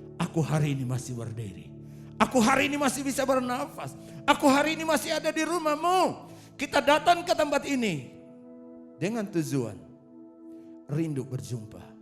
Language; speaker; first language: Indonesian; non-native, local second language; Tetum